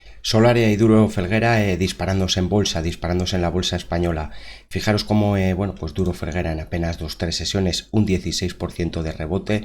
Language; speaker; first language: Spanish; native; Spanish